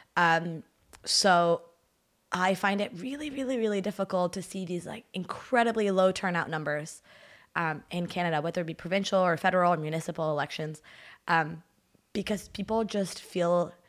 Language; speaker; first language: English; non-native, fluent; French